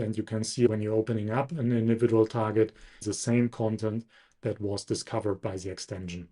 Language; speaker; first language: English; non-native, fluent; German